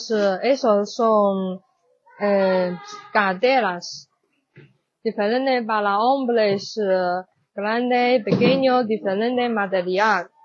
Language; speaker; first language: Spanish; non-native, learner; Chinese